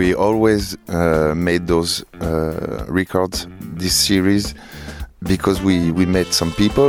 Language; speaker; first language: English; non-native, learner; French